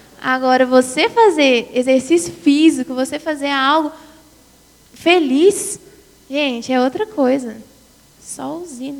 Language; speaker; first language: Portuguese; native; Portuguese